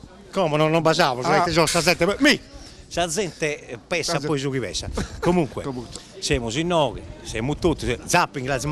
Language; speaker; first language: Italian; native; Italian